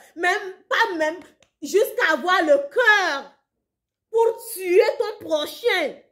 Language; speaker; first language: French; non-native, local second language; Ewe